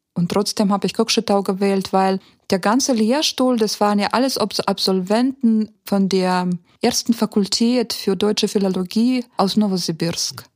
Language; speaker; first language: German; early bilingual, heritage; German